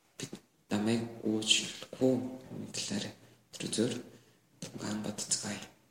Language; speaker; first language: Mongolian; non-native, learner; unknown